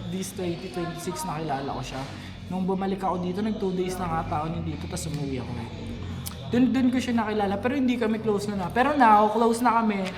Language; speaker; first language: Filipino; native; Filipino